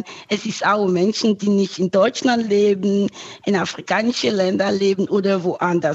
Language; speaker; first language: German; non-native, fluent; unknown